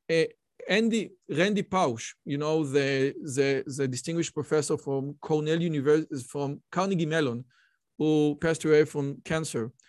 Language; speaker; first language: English; non-native, fluent; Hebrew